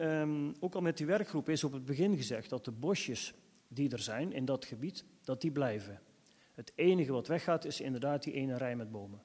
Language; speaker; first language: Dutch; native; Dutch